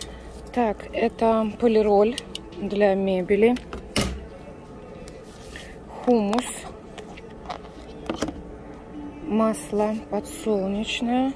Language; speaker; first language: Russian; native; Russian